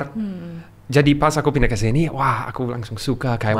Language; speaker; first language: Indonesian; non-native, learner; English